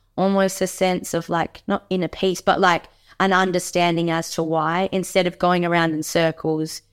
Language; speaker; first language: English; native; English